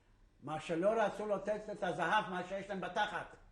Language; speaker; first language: Hebrew; non-native, fluent; Polish